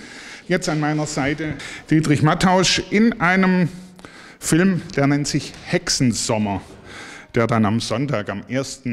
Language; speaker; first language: German; native; German